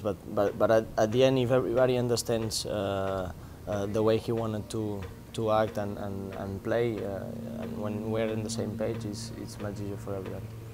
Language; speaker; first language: English; non-native, fluent; Spanish